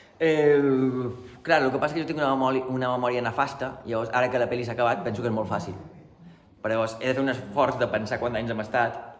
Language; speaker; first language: Catalan; native; Catalan